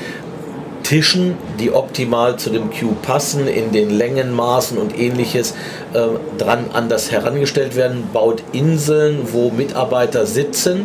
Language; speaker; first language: German; native; German